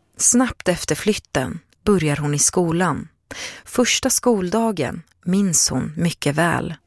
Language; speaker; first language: Swedish; native; Swedish